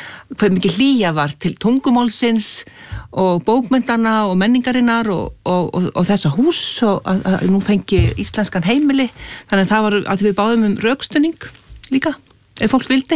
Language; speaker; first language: Icelandic; native; Icelandic